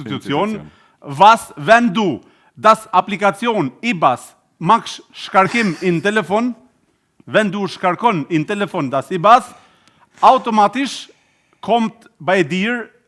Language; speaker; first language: German; non-native, learner; Albanian